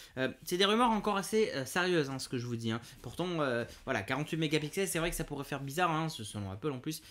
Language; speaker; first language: French; native; French